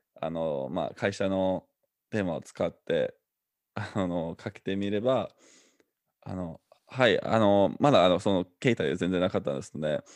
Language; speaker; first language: Japanese; non-native, fluent; English